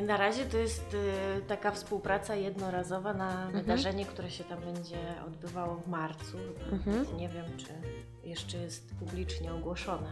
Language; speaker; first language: Polish; native; Polish